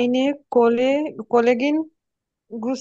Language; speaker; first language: German; non-native, learner; Bangla